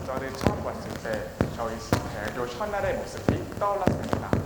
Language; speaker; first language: Korean; non-native, learner; Thai